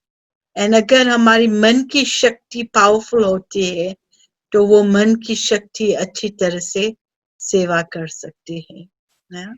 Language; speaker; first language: Hindi; early bilingual, heritage; Hindi